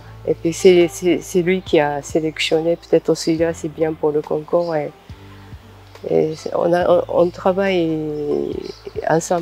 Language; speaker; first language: French; non-native, fluent; Japanese